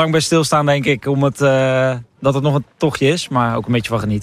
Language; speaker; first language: Dutch; native; Dutch